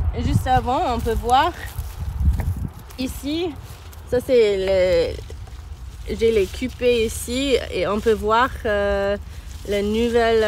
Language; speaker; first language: French; non-native, learner; English